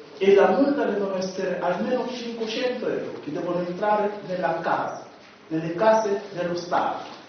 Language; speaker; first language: Italian; non-native, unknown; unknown